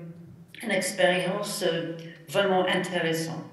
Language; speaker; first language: French; non-native, fluent; English